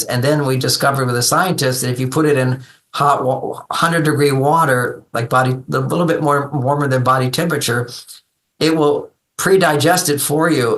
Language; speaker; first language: English; native; English